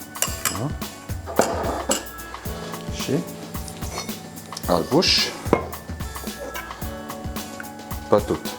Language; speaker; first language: Romanian; non-native, learner; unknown